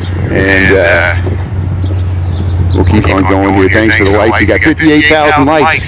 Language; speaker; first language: English; native; English